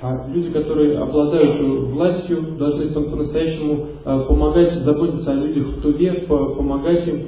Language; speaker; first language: Russian; native; Russian